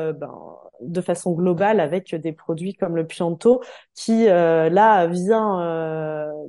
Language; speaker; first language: French; native; French